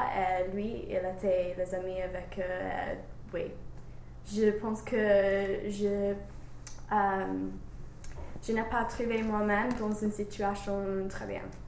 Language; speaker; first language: French; non-native, learner; English